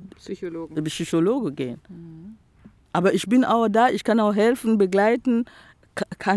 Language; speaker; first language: German; non-native, fluent; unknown